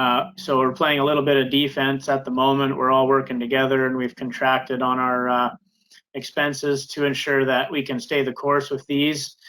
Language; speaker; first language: English; native; English